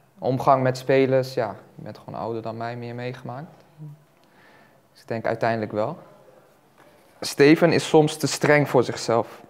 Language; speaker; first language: Dutch; native; Dutch